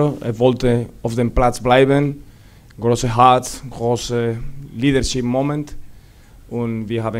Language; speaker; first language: German; non-native, learner; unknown